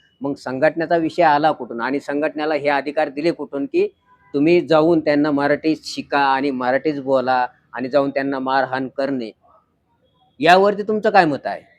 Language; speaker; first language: Marathi; native; Marathi